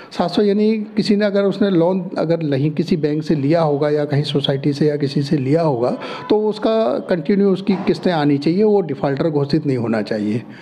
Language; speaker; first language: Hindi; native; Hindi